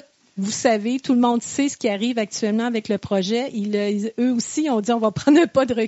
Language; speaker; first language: French; native; French